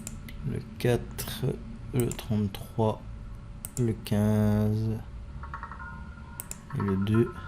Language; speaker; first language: French; native; French